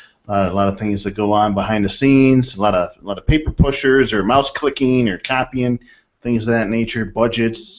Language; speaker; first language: English; native; English